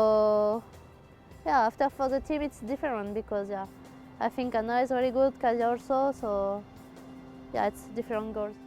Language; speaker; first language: English; non-native, fluent; French